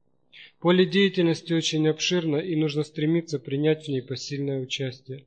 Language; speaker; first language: Russian; native; Russian